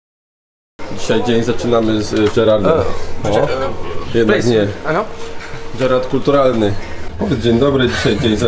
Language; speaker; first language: Polish; native; Polish